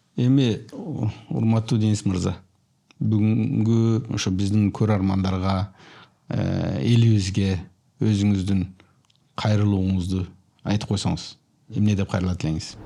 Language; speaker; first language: Kyrgyz; native; Kyrgyz